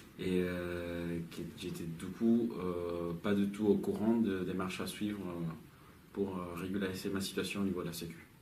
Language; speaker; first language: French; non-native, fluent; Spanish